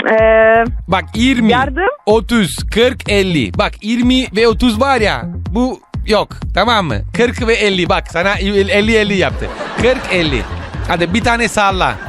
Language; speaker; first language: Turkish; non-native, learner; Italian